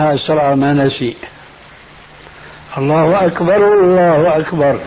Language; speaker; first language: Arabic; native; Arabic